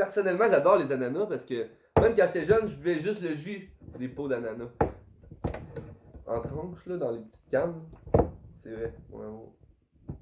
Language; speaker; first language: French; native; French